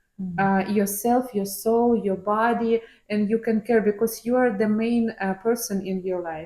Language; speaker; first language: English; non-native, learner; Ukrainian